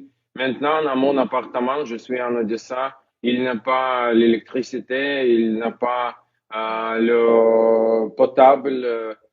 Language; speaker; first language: French; non-native, fluent; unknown